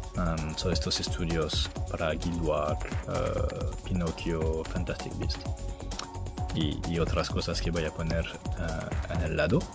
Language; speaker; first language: Spanish; non-native, learner; French